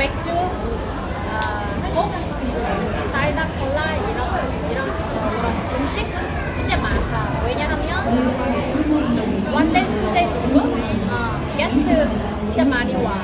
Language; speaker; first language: Korean; non-native, learner; Vietnamese